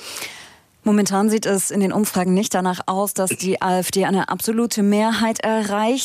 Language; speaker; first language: German; native; German